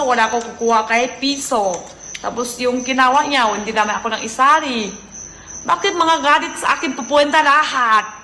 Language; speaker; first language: Filipino; non-native, learner; Chinese